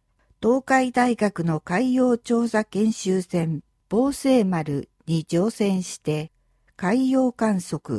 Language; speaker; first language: Japanese; native; Japanese